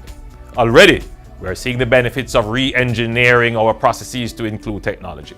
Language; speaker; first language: English; native; English